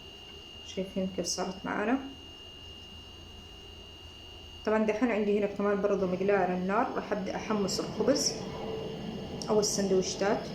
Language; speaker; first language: Arabic; native; Arabic